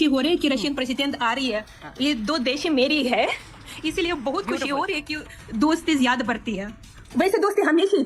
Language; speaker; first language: Hindi; non-native, learner; Russian